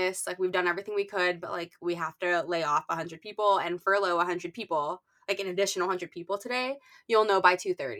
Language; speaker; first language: English; native; English